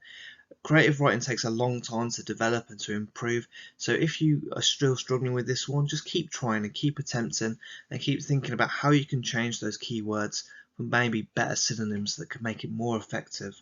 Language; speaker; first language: English; native; English